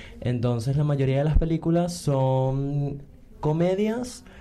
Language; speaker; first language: Spanish; native; Spanish